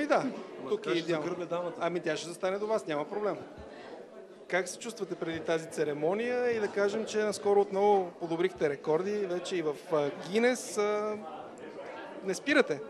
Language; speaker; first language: Bulgarian; native; Bulgarian